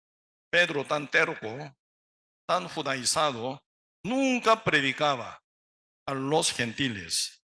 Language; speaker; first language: Spanish; non-native, learner; Korean